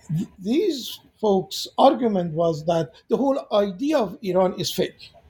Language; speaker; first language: English; non-native, fluent; Persian